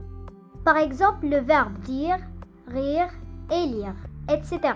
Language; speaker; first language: French; non-native, fluent; Arabic